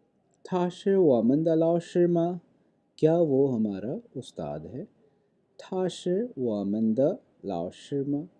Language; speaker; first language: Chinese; non-native, fluent; Urdu